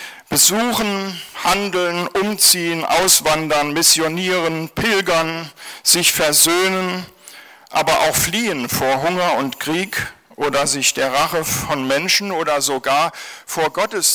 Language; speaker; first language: German; native; German